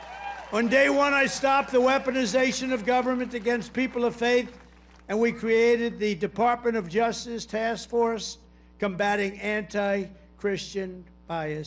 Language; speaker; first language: English; native; English